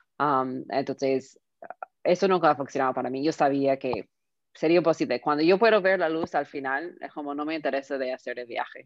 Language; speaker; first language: Spanish; non-native, fluent; English